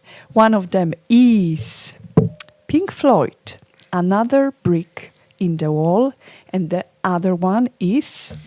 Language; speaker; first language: English; non-native, fluent; Polish